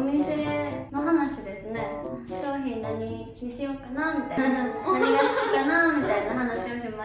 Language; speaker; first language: Japanese; native; Japanese